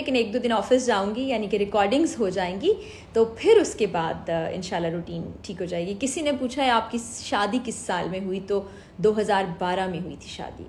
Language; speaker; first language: Urdu; native; Urdu